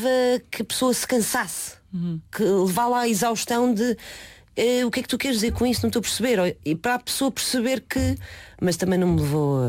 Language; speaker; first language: Portuguese; non-native, local second language; Chinese